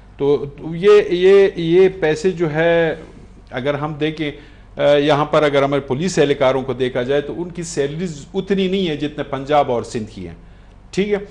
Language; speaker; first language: Urdu; non-native, local second language; Pashto